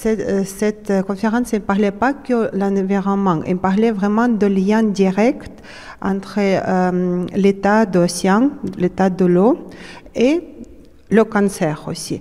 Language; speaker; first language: French; non-native, fluent; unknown